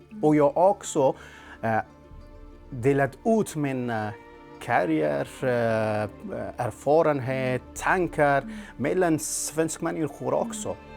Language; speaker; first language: Swedish; non-native, learner; Persian